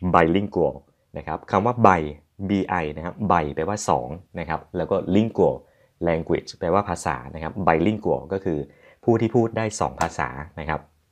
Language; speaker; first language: Thai; native; Thai